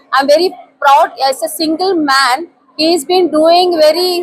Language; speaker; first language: English; non-native, local second language; Tamil